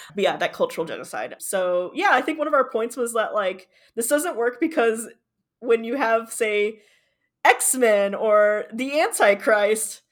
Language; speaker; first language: English; native; English